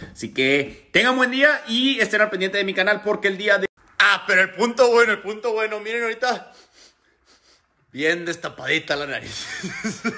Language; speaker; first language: Spanish; native; Spanish